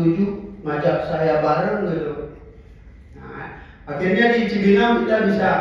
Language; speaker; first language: Indonesian; native; Indonesian